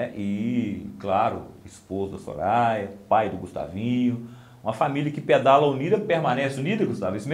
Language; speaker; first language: Portuguese; native; Portuguese